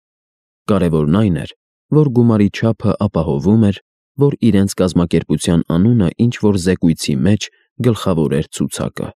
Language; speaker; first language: Armenian; native; Armenian